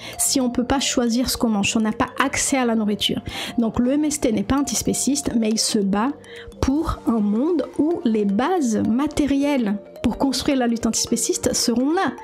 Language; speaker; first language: French; non-native, fluent; Portuguese